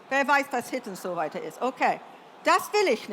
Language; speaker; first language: German; non-native, learner; English